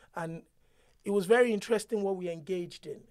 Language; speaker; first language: English; non-native, local second language; Yoruba